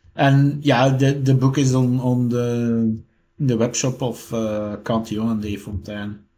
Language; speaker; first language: English; non-native, fluent; Dutch